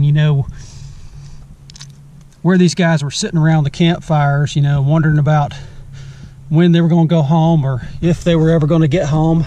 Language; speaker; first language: English; native; English